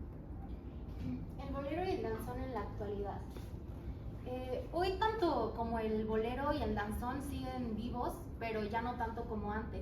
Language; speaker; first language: Spanish; native; Spanish